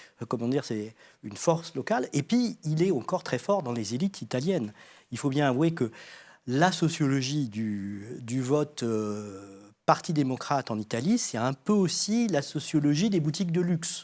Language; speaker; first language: French; native; French